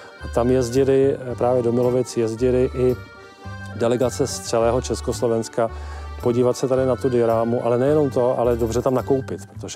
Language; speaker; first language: Czech; native; Czech